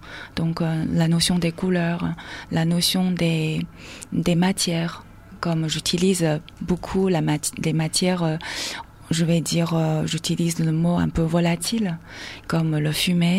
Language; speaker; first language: French; non-native, fluent; Chinese